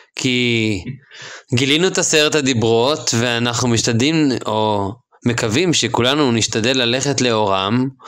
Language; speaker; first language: Hebrew; native; Hebrew